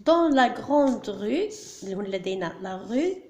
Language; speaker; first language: French; non-native, local second language; Arabic